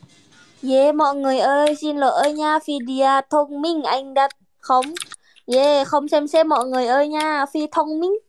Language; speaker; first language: Vietnamese; non-native, learner; Indonesian